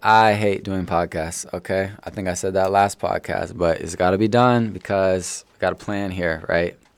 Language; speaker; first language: English; native; English